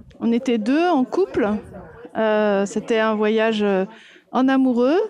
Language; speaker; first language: French; native; French